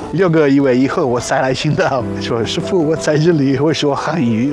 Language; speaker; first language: Chinese; non-native, learner; Italian